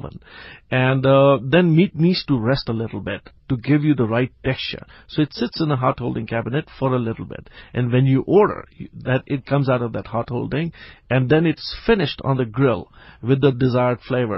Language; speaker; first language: English; non-native, local second language; Urdu